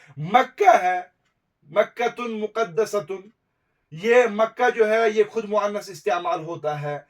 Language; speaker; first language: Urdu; non-native, local second language; Kashmiri